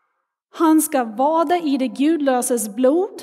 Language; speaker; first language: Swedish; non-native, fluent; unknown